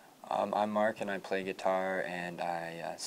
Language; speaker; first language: English; native; English